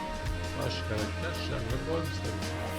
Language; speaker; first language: Turkish; native; Turkish